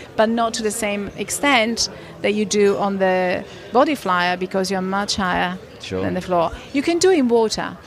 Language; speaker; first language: English; non-native, fluent; Italian